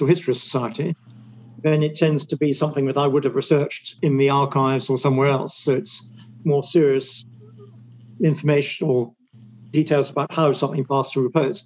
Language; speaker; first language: English; native; English